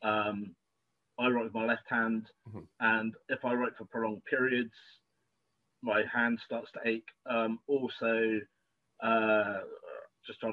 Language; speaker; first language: English; native; English